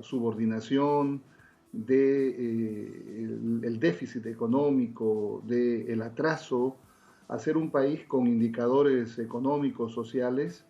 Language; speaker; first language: Spanish; native; Spanish